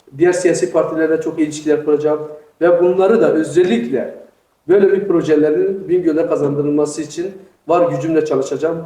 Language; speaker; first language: Turkish; native; Turkish